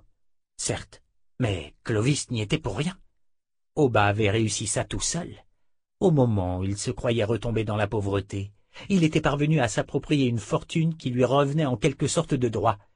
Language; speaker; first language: French; native; French